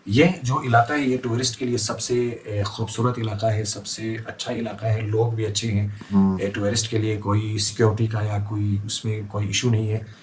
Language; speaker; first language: Urdu; non-native, local second language; Khowar